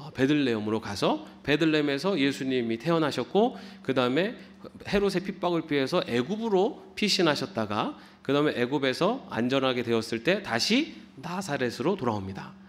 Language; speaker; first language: Korean; native; Korean